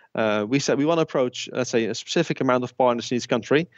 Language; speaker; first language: English; non-native, fluent; Dutch